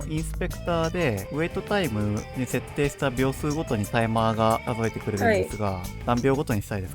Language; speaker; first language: Japanese; native; Japanese